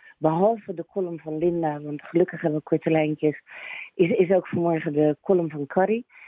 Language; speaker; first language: Dutch; native; Dutch